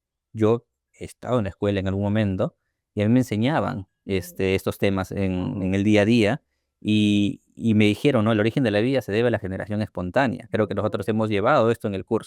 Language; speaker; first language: Spanish; native; Spanish